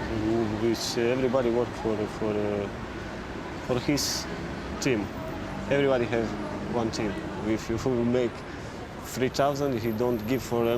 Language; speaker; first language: English; non-native, learner; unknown